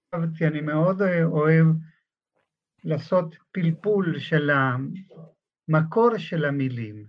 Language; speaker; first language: Hebrew; non-native, fluent; Spanish